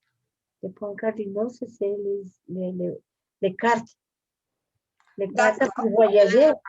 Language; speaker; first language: French; non-native, learner; Spanish